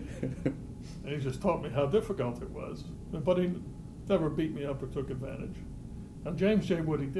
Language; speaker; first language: English; native; English